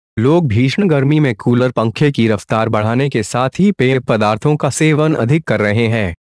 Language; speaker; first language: Hindi; native; Hindi